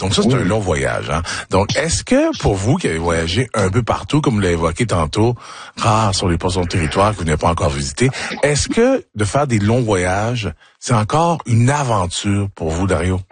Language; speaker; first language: French; native; French